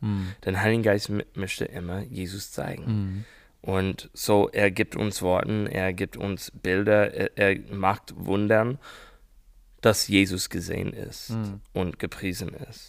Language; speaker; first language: German; non-native, learner; English